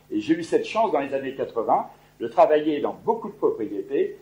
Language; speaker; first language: French; native; French